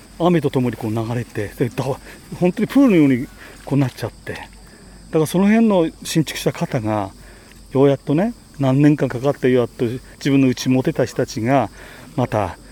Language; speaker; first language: Japanese; native; Japanese